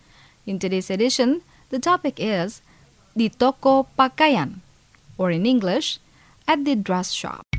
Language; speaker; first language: English; non-native, fluent; Indonesian